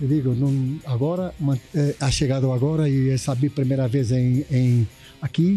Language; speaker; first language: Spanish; non-native, learner; Portuguese